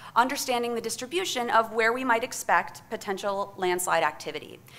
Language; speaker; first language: English; native; English